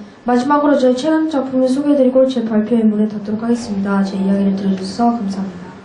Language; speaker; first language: Korean; native; Korean